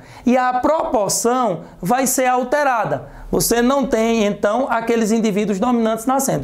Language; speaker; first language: Portuguese; native; Portuguese